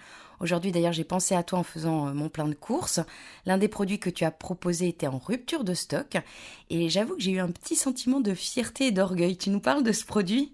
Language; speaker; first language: French; native; French